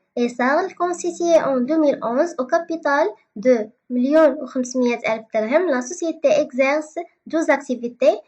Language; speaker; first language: French; non-native, local second language; Arabic